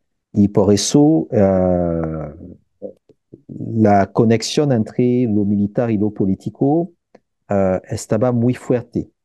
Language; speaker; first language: Spanish; non-native, fluent; French